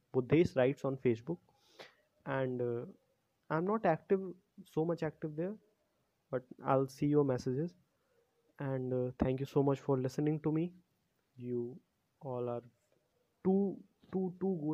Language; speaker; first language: English; non-native, local second language; Hindi